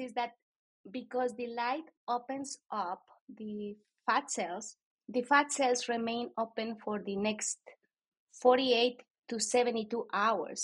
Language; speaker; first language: English; non-native, fluent; Spanish